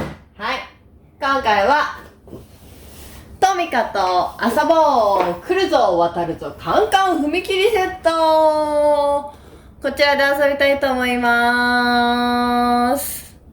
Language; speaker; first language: Japanese; native; Japanese